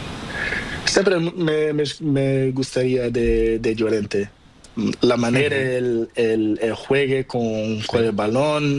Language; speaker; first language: Spanish; non-native, learner; Portuguese